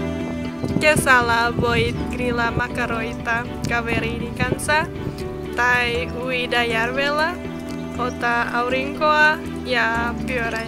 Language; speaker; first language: Finnish; non-native, learner; Nepali